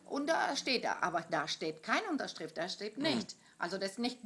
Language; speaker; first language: German; non-native, fluent; Greek